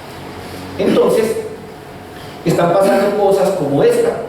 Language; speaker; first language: Spanish; native; Spanish